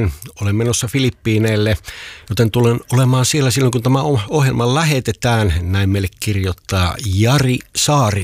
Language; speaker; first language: Finnish; native; Finnish